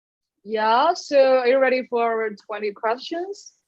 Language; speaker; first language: English; non-native, learner; Chinese